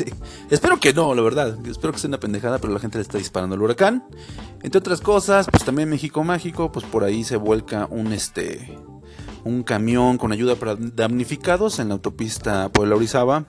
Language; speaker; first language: Spanish; native; Spanish